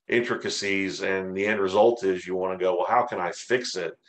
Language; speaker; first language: English; native; English